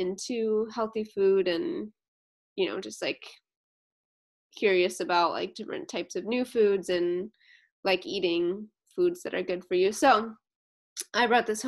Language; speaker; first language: English; native; English